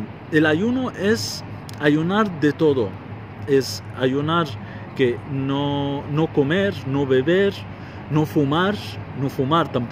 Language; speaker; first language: Spanish; non-native, fluent; Arabic